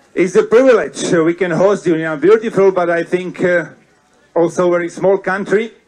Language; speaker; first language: English; non-native, fluent; Slovak